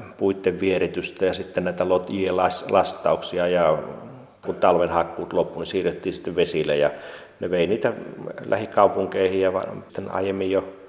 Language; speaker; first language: Finnish; native; Finnish